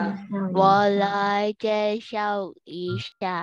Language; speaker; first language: Chinese; non-native, learner; Burmese